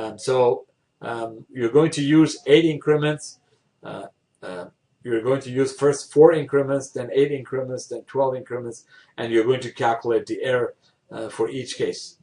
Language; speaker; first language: English; non-native, fluent; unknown